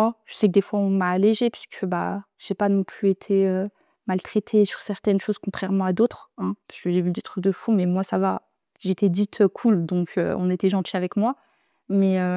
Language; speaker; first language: French; native; French